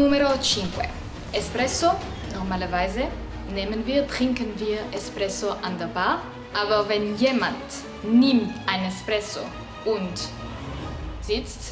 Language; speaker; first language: German; non-native, learner; Italian